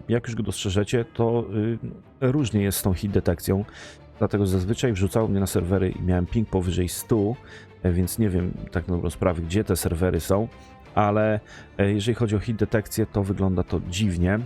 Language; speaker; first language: Polish; native; Polish